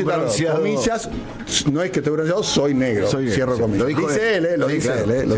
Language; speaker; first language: Spanish; native; Spanish